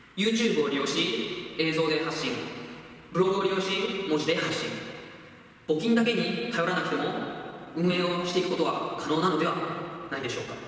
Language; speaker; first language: Japanese; native; Japanese